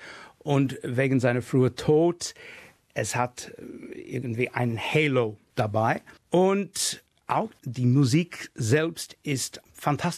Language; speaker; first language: German; non-native, fluent; English